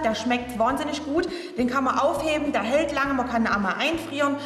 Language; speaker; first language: German; native; German